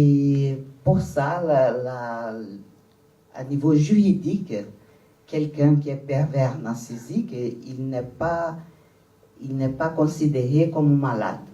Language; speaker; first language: French; non-native, fluent; Portuguese